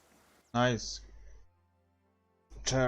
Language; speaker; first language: English; non-native, learner; Polish